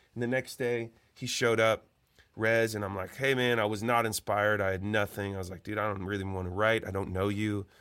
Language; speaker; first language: English; native; English